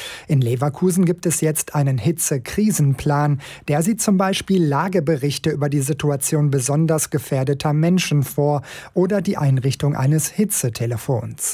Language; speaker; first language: German; native; German